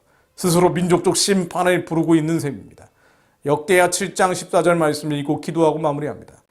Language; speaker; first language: Korean; native; Korean